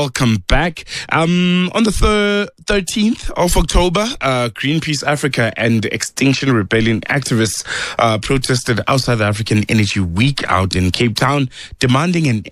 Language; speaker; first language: English; non-native, local second language; Northern Sotho